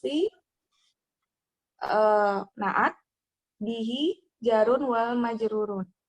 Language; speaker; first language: Arabic; non-native, learner; Indonesian